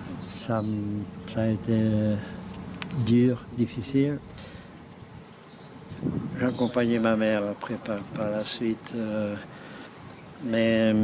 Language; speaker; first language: French; non-native, fluent; Czech